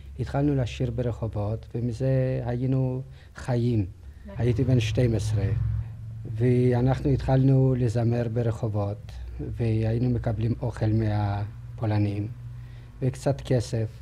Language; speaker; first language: Hebrew; non-native, fluent; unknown